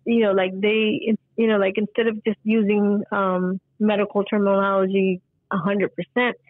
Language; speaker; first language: English; early bilingual, other home language; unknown